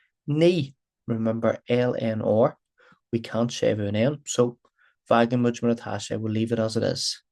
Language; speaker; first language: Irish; non-native, local second language; English